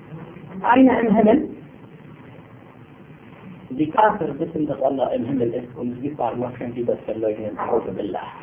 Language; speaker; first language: German; non-native, fluent; Arabic